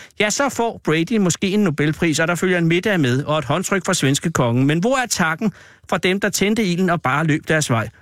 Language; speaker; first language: Danish; native; Danish